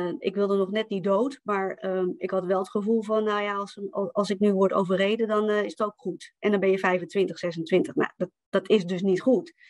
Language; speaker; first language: Dutch; native; Dutch